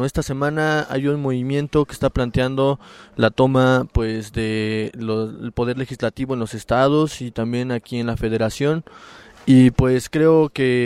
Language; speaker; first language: Spanish; native; Spanish